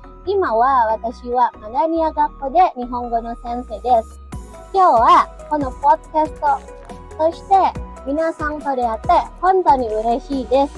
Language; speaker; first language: Japanese; non-native, fluent; Indonesian